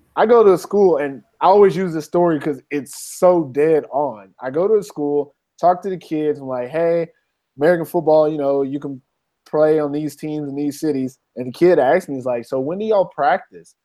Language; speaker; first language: English; native; English